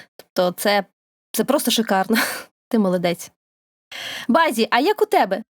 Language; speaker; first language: Ukrainian; native; Ukrainian